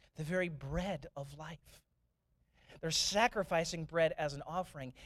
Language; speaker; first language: English; native; English